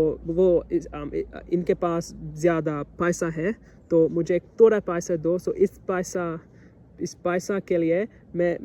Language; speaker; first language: Hindi; non-native, learner; English